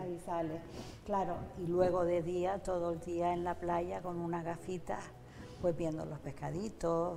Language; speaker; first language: Spanish; native; Spanish